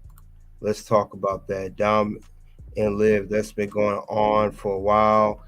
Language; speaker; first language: English; native; English